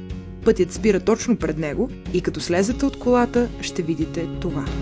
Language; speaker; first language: Bulgarian; native; Bulgarian